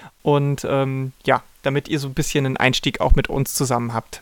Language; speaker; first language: German; native; German